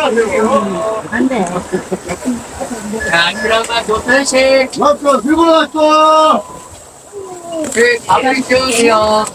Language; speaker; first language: Korean; non-native, learner; Tamil